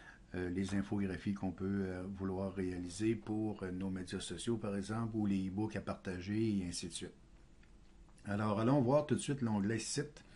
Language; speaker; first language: French; native; French